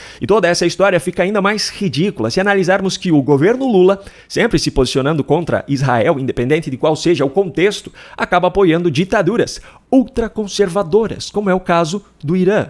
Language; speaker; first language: Portuguese; native; Portuguese